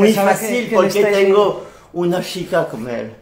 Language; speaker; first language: Spanish; non-native, learner; French